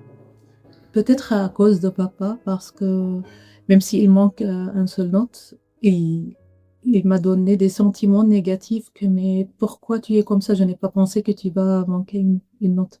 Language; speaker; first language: French; non-native, learner; Arabic